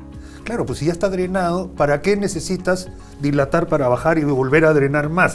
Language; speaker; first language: Spanish; native; Spanish